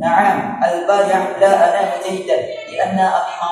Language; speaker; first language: Arabic; non-native, learner; Indonesian